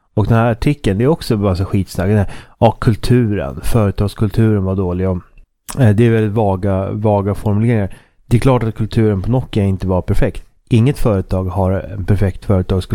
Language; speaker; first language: Swedish; native; Swedish